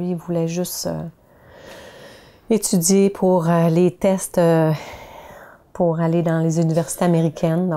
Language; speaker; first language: French; native; French